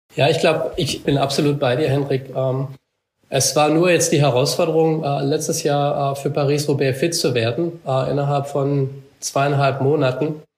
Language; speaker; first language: German; native; German